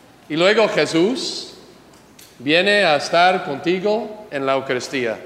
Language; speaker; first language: Spanish; non-native, fluent; English